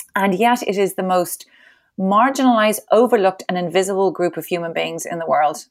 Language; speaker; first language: English; native; English